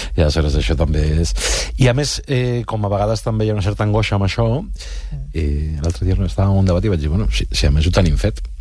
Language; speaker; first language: Catalan; non-native, local second language; Spanish